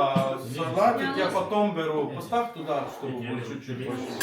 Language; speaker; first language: Russian; non-native, learner; Estonian